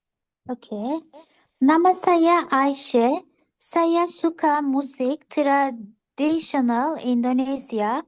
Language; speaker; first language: Indonesian; non-native, learner; Turkish